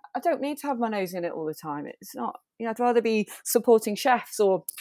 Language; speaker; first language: English; native; English